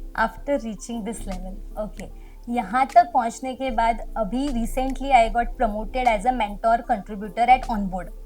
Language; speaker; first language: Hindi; non-native, local second language; Marwari